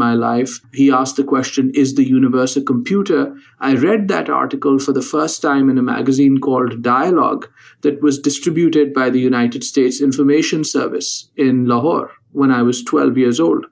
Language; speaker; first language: English; non-native, local second language; Urdu